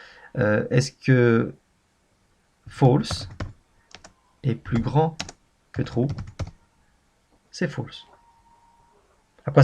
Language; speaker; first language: French; native; French